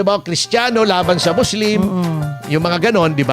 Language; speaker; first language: Filipino; native; Filipino